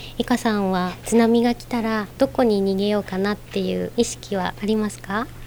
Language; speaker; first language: Japanese; native; Japanese